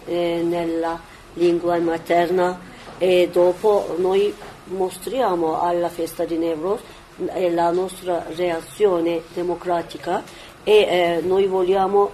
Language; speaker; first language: Italian; non-native, learner; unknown